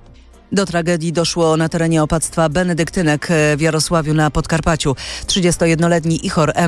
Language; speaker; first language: Polish; native; Polish